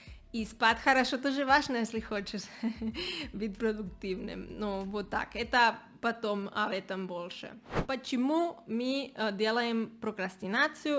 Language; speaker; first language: Russian; non-native, learner; Spanish